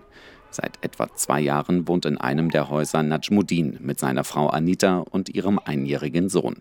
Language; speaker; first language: German; native; German